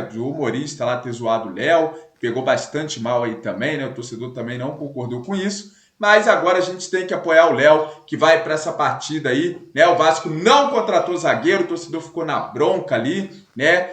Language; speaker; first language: Portuguese; native; Portuguese